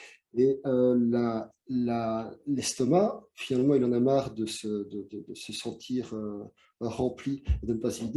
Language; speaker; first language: French; native; French